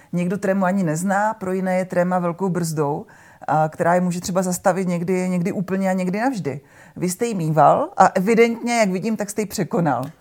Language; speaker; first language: Czech; native; Czech